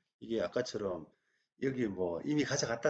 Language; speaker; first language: Korean; native; Korean